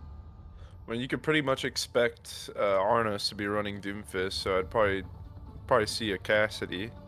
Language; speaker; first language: English; native; English